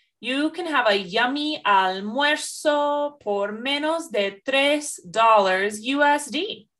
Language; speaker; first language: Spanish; non-native, fluent; English